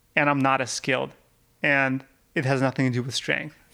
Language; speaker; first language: English; early bilingual, other home language; Russian